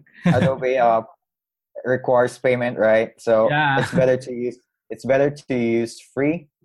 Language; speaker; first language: English; non-native, local second language; Cebuano